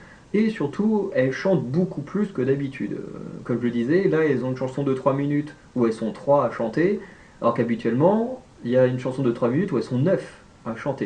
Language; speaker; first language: French; native; French